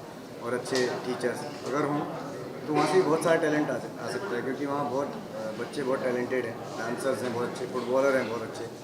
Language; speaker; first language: Hindi; native; Hindi